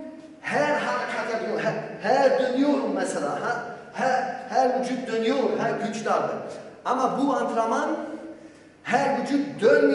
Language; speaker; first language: Turkish; non-native, learner; Polish